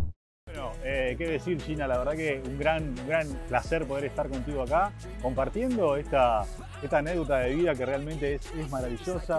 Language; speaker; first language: Spanish; native; Spanish